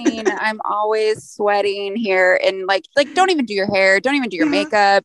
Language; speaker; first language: English; native; English